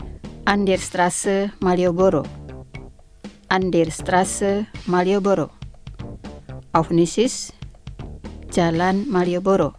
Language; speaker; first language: German; non-native, fluent; Indonesian